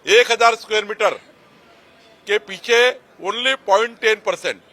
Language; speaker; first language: Hindi; non-native, local second language; Marathi